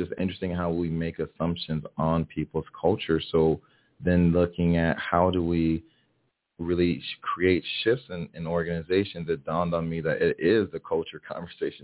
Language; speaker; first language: English; early bilingual, other home language; Haitian Creole